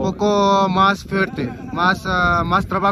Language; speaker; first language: Spanish; non-native, learner; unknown